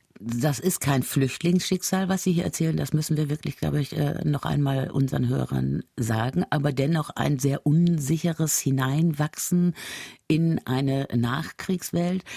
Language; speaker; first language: German; native; German